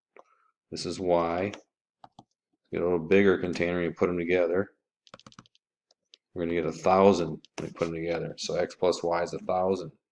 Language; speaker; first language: English; native; English